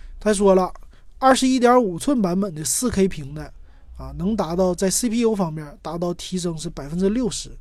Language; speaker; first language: Chinese; native; Chinese